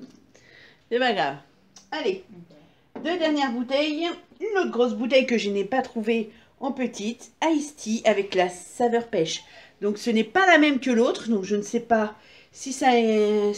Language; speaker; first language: French; native; French